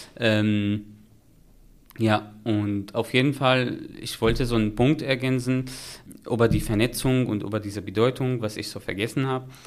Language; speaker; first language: German; non-native, fluent; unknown